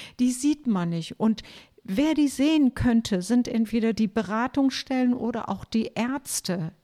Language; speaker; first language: German; non-native, fluent; Turkish